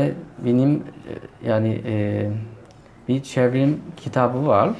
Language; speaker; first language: Turkish; non-native, fluent; Chinese